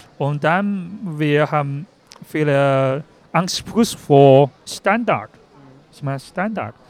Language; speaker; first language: German; non-native, learner; Chinese